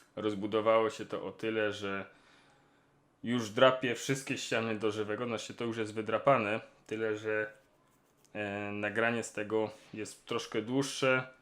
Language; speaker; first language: Polish; non-native, local second language; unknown